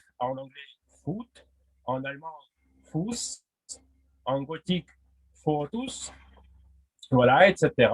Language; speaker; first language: French; non-native, fluent; Russian